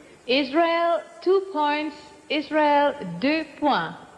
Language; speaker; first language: English; non-native, fluent; Dutch